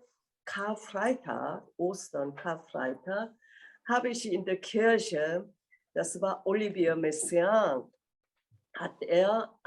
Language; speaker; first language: German; non-native, fluent; Korean